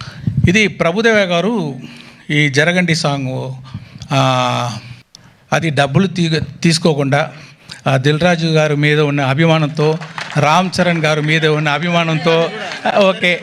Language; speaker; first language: Telugu; non-native, local second language; Tamil